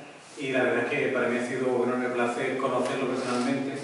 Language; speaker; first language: Spanish; native; Spanish